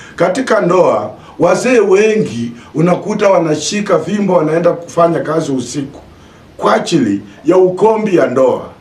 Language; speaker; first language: Swahili; non-native, local second language; Luyia